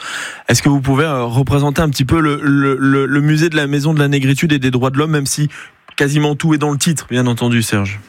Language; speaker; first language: French; native; French